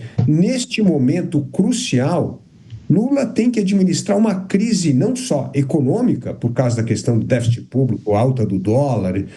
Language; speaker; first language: Portuguese; native; Portuguese